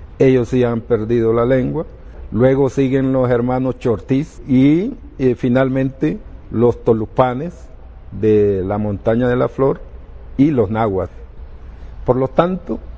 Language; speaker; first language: Spanish; non-native, local second language; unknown